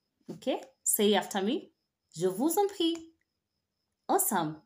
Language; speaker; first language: French; non-native, learner; Swahili